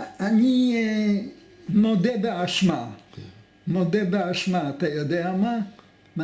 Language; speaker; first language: Hebrew; non-native, fluent; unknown